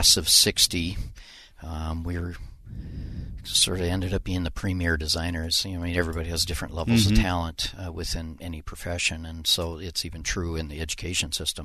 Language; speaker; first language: English; native; English